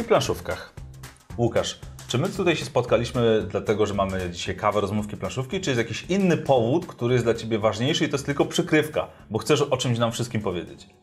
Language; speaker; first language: Polish; native; Polish